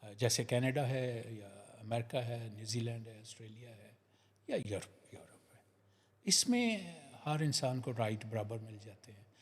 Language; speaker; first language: Urdu; non-native, local second language; Punjabi